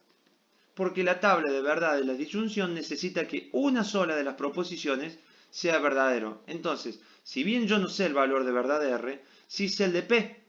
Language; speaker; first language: Spanish; native; Spanish